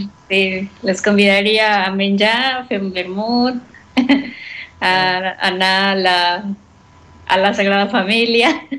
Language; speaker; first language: Catalan; non-native, learner; Spanish